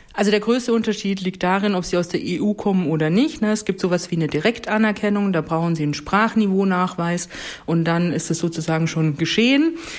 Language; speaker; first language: German; native; German